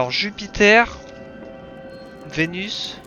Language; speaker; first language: French; native; French